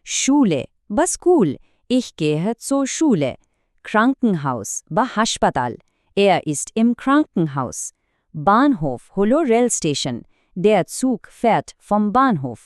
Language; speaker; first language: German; non-native, fluent; Bangla